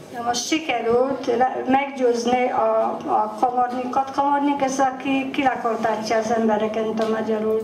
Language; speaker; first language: Hungarian; non-native, fluent; Polish